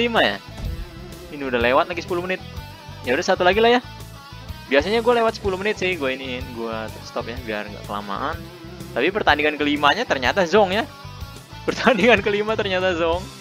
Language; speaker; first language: Indonesian; native; Indonesian